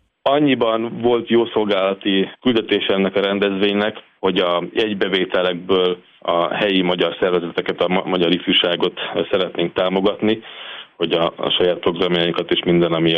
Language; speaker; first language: Hungarian; native; Hungarian